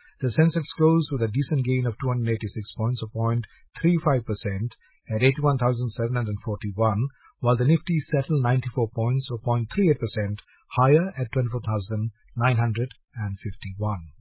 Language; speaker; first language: English; non-native, local second language; Bangla